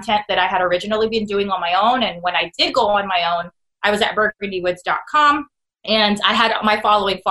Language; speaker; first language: English; native; English